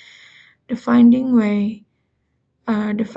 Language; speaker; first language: English; non-native, learner; Indonesian